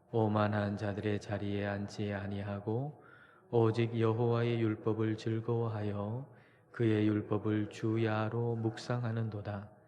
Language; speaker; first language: Korean; native; Korean